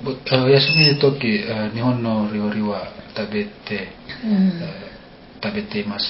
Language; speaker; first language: Japanese; non-native, learner; Indonesian